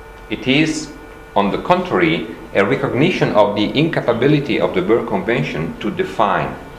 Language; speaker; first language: English; non-native, fluent; Italian